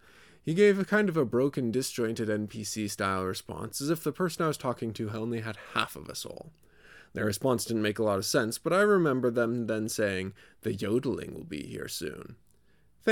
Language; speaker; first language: English; native; English